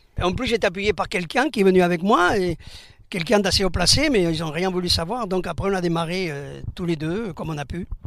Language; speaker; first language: French; early bilingual, other home language; Spanish